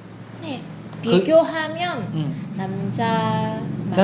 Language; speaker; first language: Korean; non-native, fluent; Vietnamese